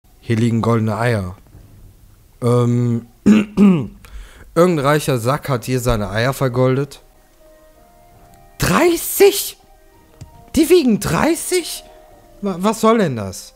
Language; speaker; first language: German; native; German